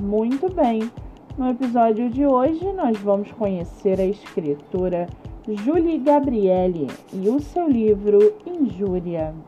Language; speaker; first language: Portuguese; native; Portuguese